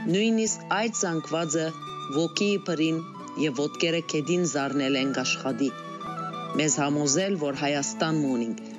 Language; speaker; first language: Armenian; early bilingual, heritage; Armenian